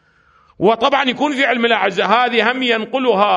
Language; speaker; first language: Arabic; native; Arabic